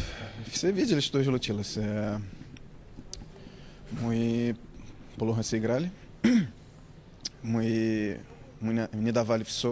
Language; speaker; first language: Russian; non-native, fluent; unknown